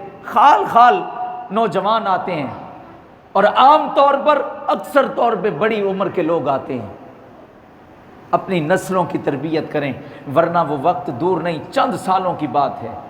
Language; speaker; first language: Urdu; native; Urdu